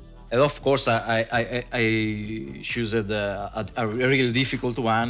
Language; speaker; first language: English; non-native, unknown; Italian